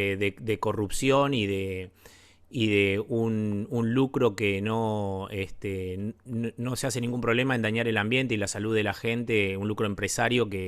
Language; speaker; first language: Spanish; native; Spanish